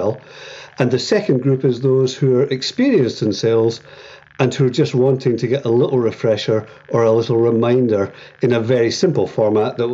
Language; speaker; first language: English; native; English